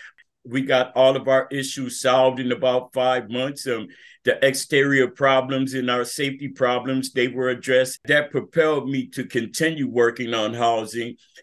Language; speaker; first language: English; native; English